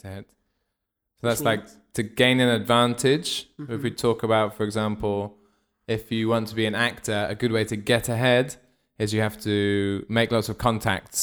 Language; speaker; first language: English; native; English